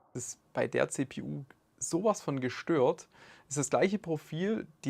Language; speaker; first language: German; native; German